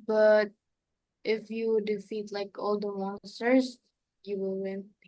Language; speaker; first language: English; non-native, learner; Indonesian